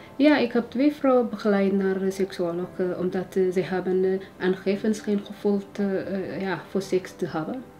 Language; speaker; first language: Dutch; non-native, learner; Tigrinya